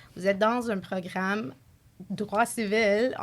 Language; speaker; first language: French; non-native, local second language; English